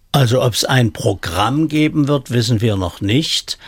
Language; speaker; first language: German; native; German